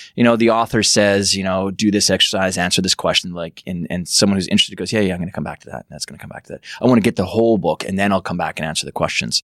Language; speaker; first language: English; native; English